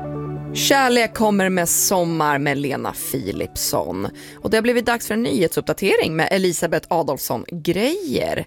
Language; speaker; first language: Swedish; native; Swedish